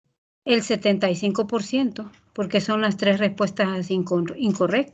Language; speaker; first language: Spanish; native; Spanish